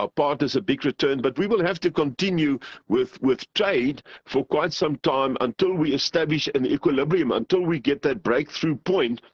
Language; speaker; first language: English; non-native, local second language; Afrikaans